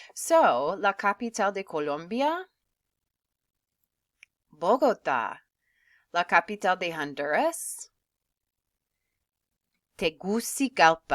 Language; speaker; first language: Spanish; non-native, fluent; English